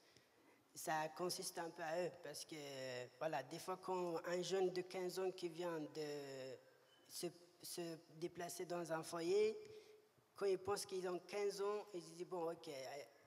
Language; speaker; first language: French; early bilingual, other home language; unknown